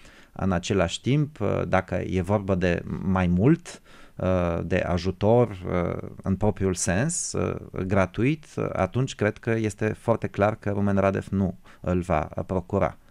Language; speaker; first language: Romanian; non-native, fluent; Bulgarian